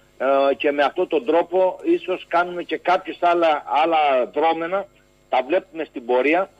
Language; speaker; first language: Greek; native; Greek